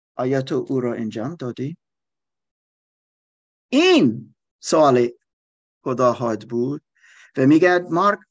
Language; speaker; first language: Persian; non-native, learner; German